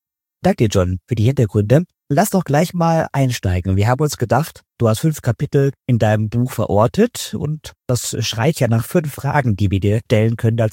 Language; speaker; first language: German; native; German